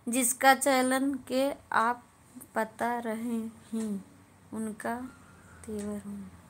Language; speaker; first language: Hindi; native; Hindi